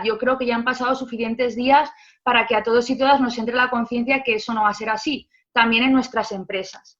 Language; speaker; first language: Spanish; native; Spanish